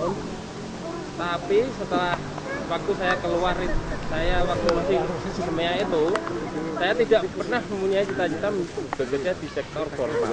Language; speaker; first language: Indonesian; non-native, local second language; Javanese